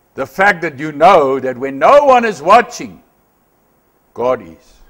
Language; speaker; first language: English; non-native, local second language; Afrikaans